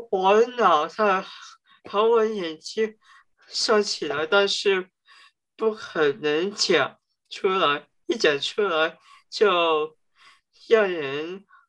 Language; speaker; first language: Chinese; early bilingual, heritage; Cantonese